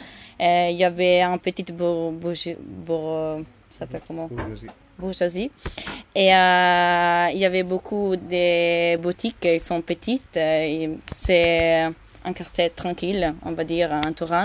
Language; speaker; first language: French; non-native, learner; Italian